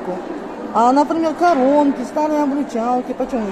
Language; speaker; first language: Russian; non-native, local second language; Kazakh